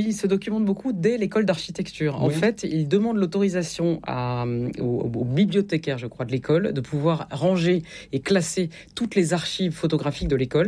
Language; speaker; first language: French; native; French